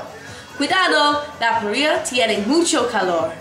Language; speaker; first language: Spanish; non-native, learner; English